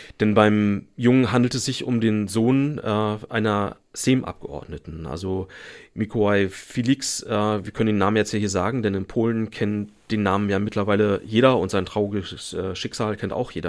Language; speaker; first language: German; native; German